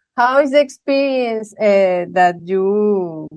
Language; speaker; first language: English; non-native, fluent; Spanish